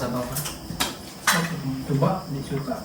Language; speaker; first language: Filipino; non-native, local second language; Cebuano